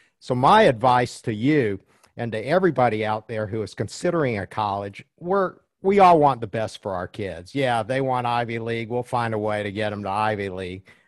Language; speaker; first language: English; early bilingual, other home language; Chinese